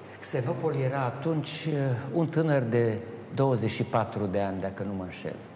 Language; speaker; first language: Romanian; native; Romanian